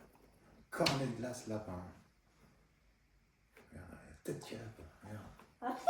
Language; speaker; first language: French; native; French